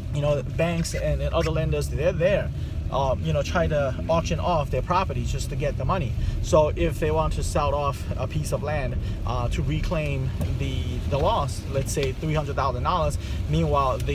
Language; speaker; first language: English; non-native, fluent; Chinese